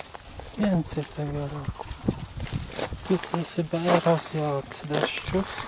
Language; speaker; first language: Polish; early bilingual, heritage; Polish